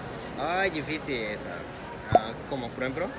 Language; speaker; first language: Spanish; non-native, learner; Japanese